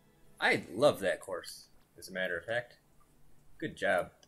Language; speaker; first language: English; native; English